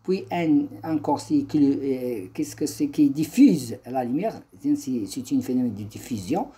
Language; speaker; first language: French; non-native, local second language; Arabic